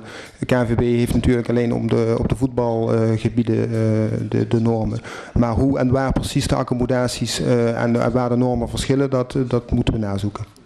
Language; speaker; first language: Dutch; native; Dutch